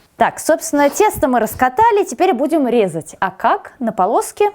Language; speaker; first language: Russian; native; Russian